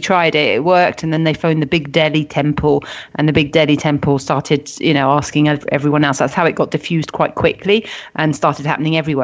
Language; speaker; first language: English; native; English